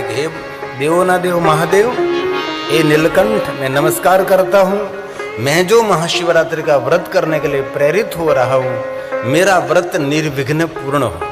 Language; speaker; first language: Hindi; non-native, local second language; Gujarati